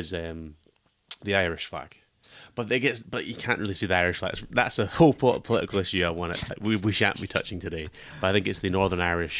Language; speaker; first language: English; native; English